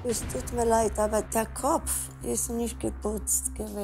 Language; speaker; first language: German; non-native, learner; Spanish